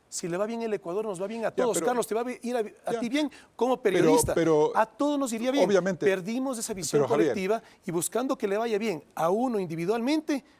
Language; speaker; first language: Spanish; native; Spanish